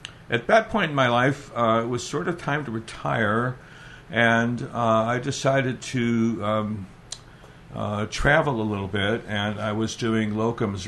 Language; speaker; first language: English; native; English